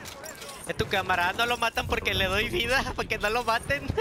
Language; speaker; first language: Spanish; native; Spanish